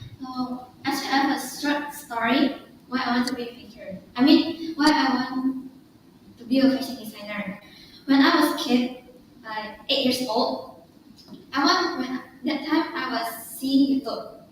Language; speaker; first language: English; non-native, learner; Indonesian